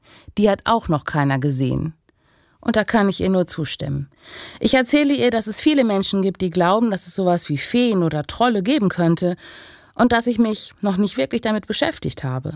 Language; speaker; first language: German; native; German